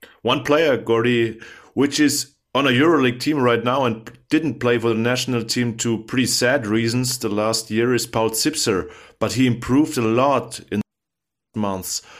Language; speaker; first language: English; non-native, fluent; German